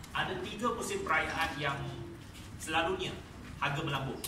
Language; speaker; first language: Malay; non-native, local second language; Chinese